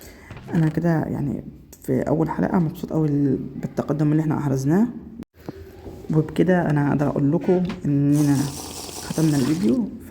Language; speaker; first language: Arabic; native; Arabic